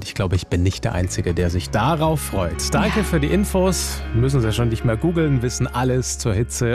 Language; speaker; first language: German; native; German